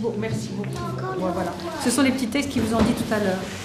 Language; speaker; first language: French; native; French